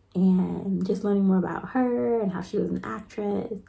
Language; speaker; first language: English; native; English